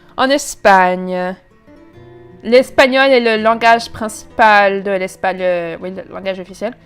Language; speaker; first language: French; native; French